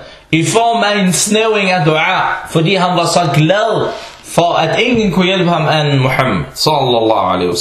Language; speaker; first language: Danish; early bilingual, other home language; Arabic